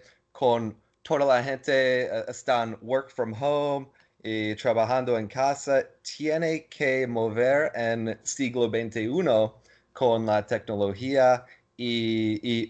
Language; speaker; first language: Spanish; non-native, learner; English